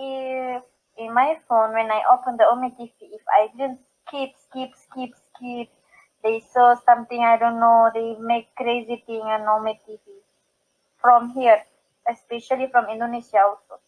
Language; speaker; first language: English; non-native, learner; Indonesian